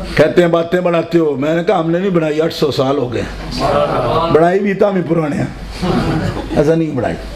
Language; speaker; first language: Urdu; non-native, local second language; Punjabi